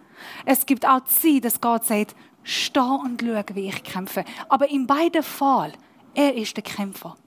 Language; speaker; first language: German; non-native, learner; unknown